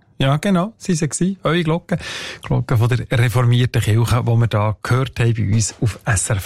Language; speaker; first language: German; native; German